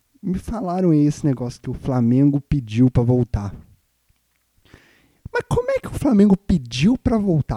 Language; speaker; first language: Portuguese; native; Portuguese